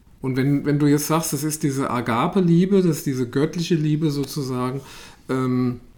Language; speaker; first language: German; native; German